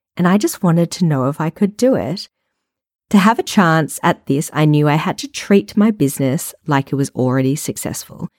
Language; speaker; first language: English; native; English